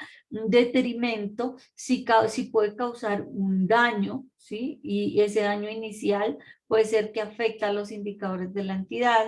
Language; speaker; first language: Spanish; native; Spanish